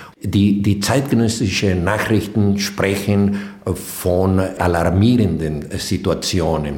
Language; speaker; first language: German; non-native, fluent; Spanish